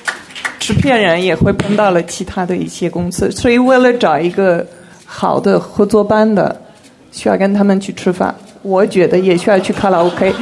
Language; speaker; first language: Chinese; non-native, fluent; Italian